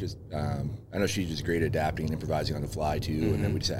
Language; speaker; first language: English; native; English